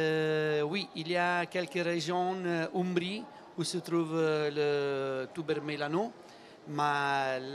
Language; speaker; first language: French; non-native, learner; Italian